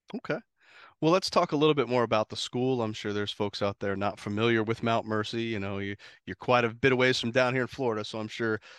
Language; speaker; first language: English; native; English